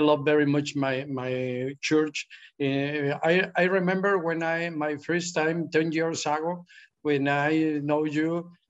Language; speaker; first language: English; non-native, learner; Spanish